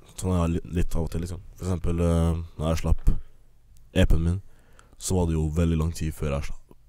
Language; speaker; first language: Norwegian; early bilingual, other home language; English